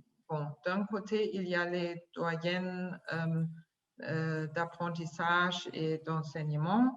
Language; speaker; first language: French; non-native, fluent; German